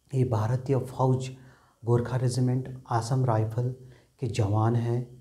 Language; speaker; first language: Hindi; non-native, local second language; Nepali